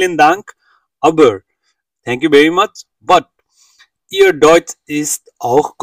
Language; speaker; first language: German; non-native, learner; Nepali